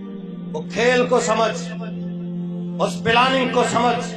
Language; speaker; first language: Urdu; native; Urdu